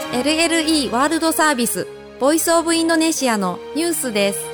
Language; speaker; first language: Japanese; non-native, fluent; Indonesian